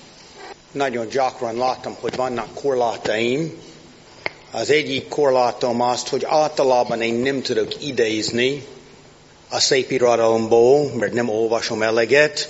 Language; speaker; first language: Hungarian; non-native, fluent; English